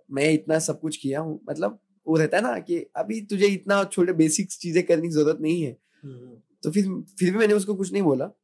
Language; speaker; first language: Hindi; non-native, local second language; Marathi